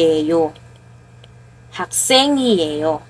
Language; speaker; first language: Korean; non-native, fluent; Filipino